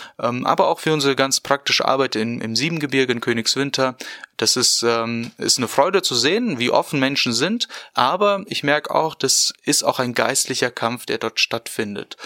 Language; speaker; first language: German; native; German